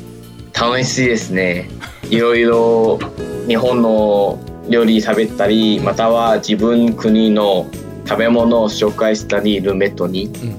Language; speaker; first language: Japanese; non-native, fluent; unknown